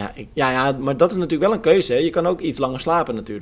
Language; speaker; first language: Dutch; native; Dutch